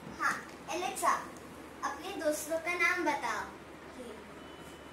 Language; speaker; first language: Hindi; native; Hindi